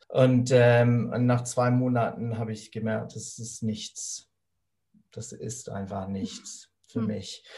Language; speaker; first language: German; non-native, fluent; English